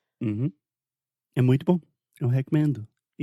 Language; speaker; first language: Portuguese; non-native, fluent; English